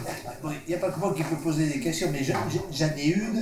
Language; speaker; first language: French; native; French